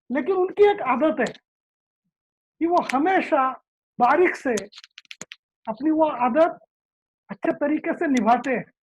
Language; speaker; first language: Hindi; non-native, local second language; Marathi